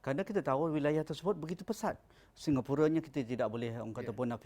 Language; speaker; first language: Malay; native; Malay